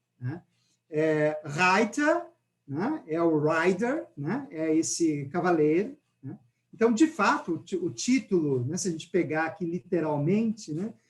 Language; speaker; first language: Portuguese; native; Portuguese